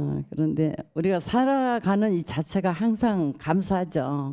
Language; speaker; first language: Korean; native; Korean